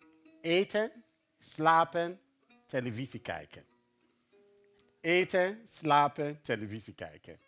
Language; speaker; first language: Dutch; non-native, fluent; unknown